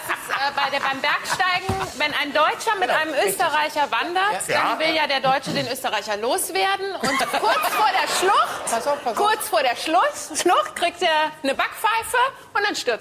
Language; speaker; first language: German; native; German